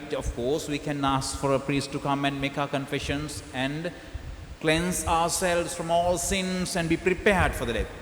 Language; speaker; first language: English; non-native, local second language; Sinhala